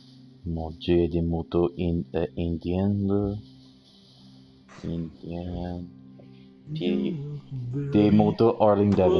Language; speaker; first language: French; native; French